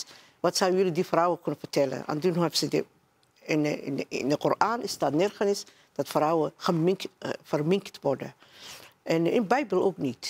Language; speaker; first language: Dutch; non-native, learner; Somali